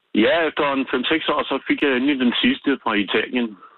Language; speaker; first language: Danish; native; Danish